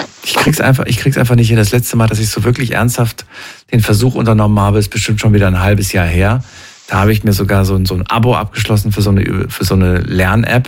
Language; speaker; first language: German; native; German